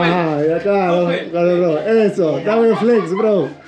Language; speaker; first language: Spanish; non-native, learner; English